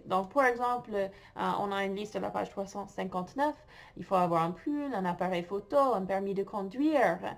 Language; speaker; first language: French; non-native, fluent; English